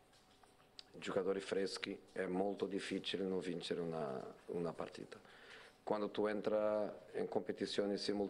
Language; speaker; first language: Italian; non-native, fluent; Portuguese